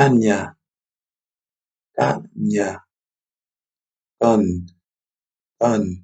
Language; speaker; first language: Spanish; non-native, learner; Haitian Creole